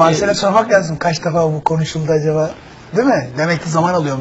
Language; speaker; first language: Turkish; native; Turkish